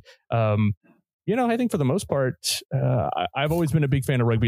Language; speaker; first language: English; native; English